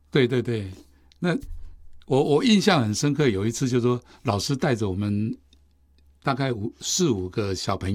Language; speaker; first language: Chinese; native; Chinese